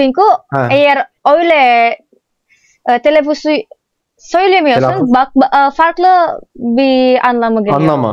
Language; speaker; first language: Turkish; non-native, learner; Indonesian